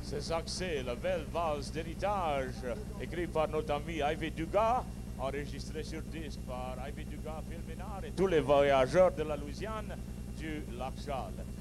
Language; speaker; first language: French; early bilingual, heritage; French